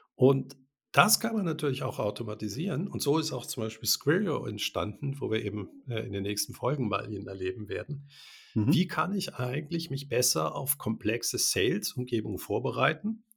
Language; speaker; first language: German; native; German